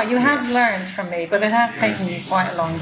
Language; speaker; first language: English; native; English